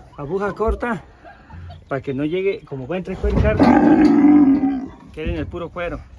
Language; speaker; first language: Spanish; native; Spanish